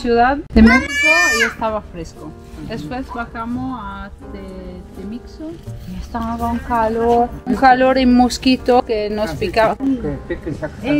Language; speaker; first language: Spanish; non-native, fluent; Italian